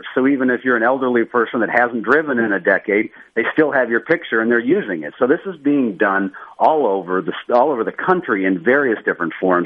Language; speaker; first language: English; native; English